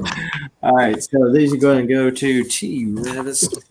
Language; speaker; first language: English; native; English